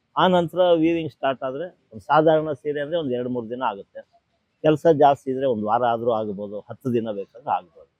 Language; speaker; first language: Kannada; non-native, local second language; Telugu